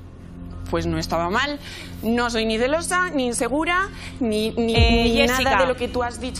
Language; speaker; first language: Spanish; native; Spanish